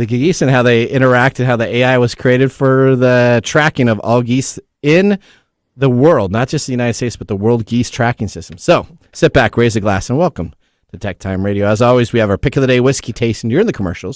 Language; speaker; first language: English; native; English